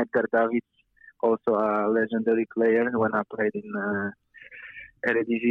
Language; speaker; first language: English; non-native, fluent; Polish